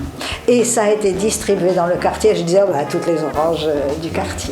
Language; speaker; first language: French; native; French